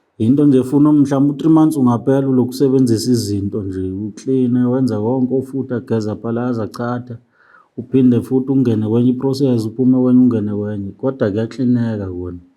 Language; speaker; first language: Zulu; native; Zulu